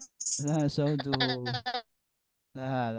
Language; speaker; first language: Arabic; non-native, fluent; Indonesian